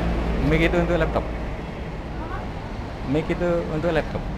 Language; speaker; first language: Indonesian; non-native, local second language; Javanese